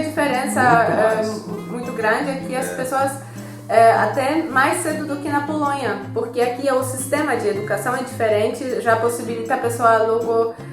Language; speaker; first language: Portuguese; non-native, fluent; Polish